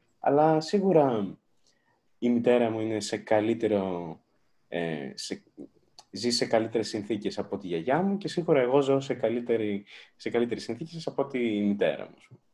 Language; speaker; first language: Greek; early bilingual, other home language; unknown